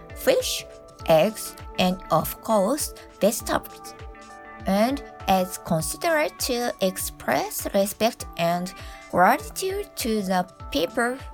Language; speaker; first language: English; non-native, learner; Japanese